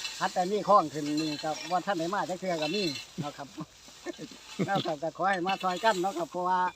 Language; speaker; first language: Thai; non-native, local second language; Northeastern Thai